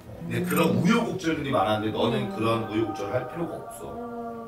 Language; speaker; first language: Korean; native; Korean